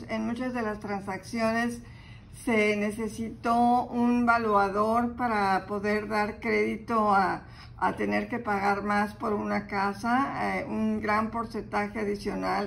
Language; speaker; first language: Spanish; native; Spanish